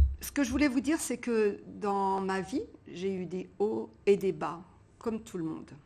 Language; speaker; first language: French; early bilingual, other home language; Portuguese